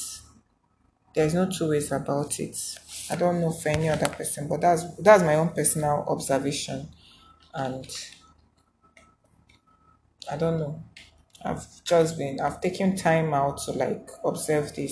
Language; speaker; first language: English; non-native, local second language; Igbo